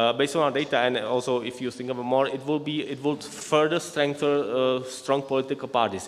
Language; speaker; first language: English; non-native, fluent; Czech